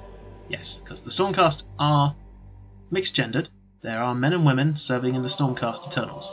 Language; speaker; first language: English; native; English